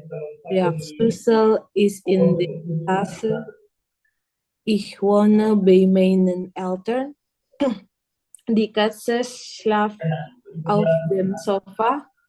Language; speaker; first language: German; non-native, learner; Indonesian